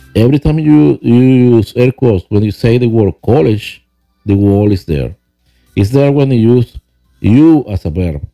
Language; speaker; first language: English; non-native, fluent; Spanish